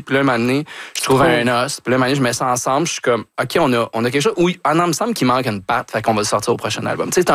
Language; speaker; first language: French; native; French